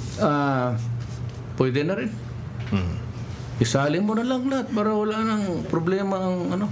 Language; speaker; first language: Filipino; non-native, local second language; Cebuano